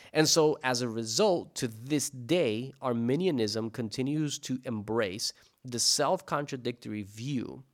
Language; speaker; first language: English; native; English